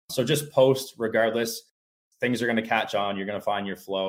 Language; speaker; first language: English; native; English